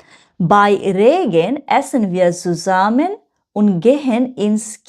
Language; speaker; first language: German; non-native, learner; Bangla